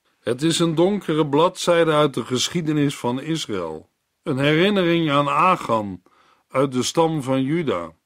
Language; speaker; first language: Dutch; native; Dutch